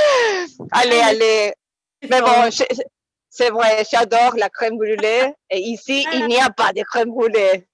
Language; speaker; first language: French; non-native, fluent; Spanish